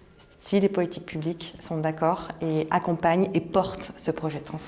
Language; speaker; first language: French; native; French